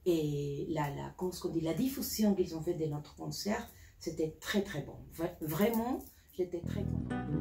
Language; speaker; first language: French; non-native, learner; Spanish